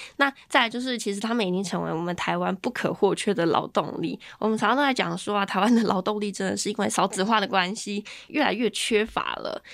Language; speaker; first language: Chinese; native; Chinese